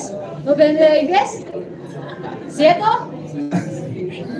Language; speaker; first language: Spanish; non-native, learner; Chinese